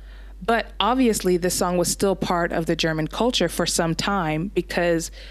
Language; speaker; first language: English; native; English